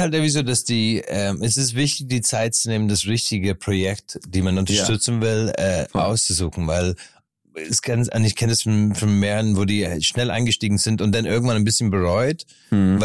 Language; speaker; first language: German; non-native, fluent; English